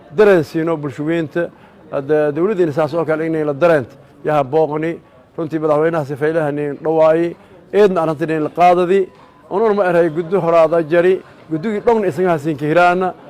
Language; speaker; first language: Somali; non-native, local second language; Maay